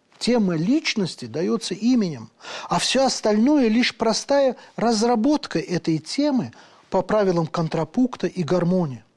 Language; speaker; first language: Russian; native; Russian